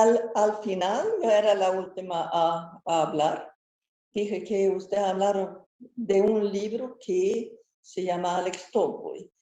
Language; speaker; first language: Spanish; non-native, fluent; Swedish